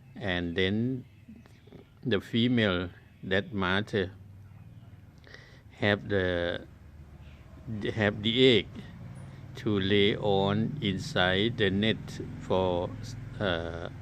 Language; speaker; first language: English; non-native, learner; Thai